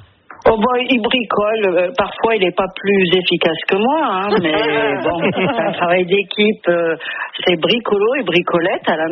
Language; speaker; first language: French; native; French